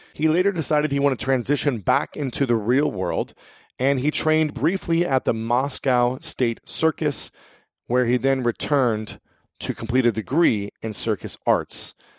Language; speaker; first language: English; native; English